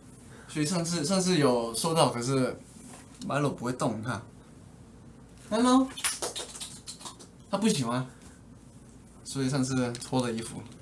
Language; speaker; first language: Chinese; early bilingual, heritage; English